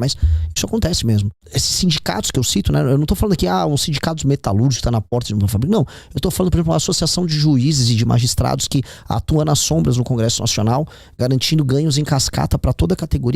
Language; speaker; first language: Portuguese; native; Portuguese